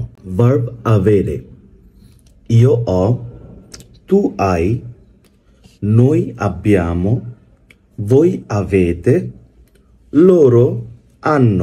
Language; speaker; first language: Italian; non-native, fluent; Bangla